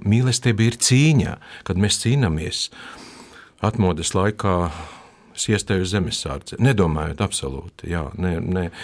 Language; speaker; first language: Latvian; non-native, local second language; Russian